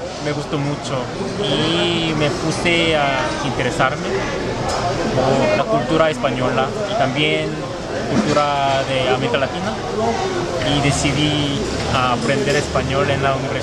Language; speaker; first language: Spanish; non-native, fluent; Korean